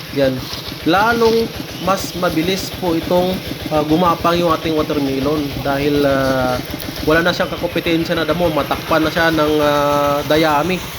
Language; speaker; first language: Filipino; non-native, local second language; Hiligaynon